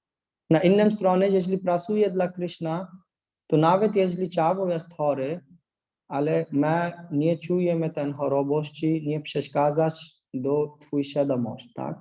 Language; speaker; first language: Polish; non-native, learner; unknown